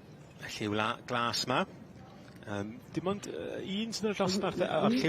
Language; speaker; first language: Welsh; native; Welsh